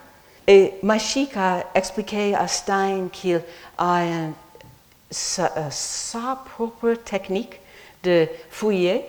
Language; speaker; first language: French; non-native, fluent; English